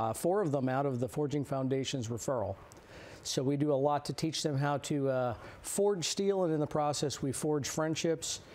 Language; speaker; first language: English; native; English